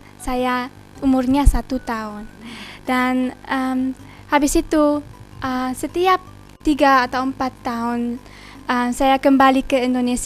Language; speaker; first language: Indonesian; early bilingual, heritage; German